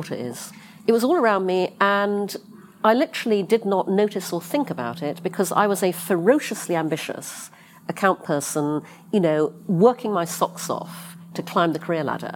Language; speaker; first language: English; native; English